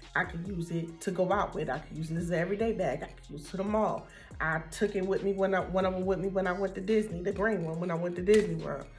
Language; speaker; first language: English; native; English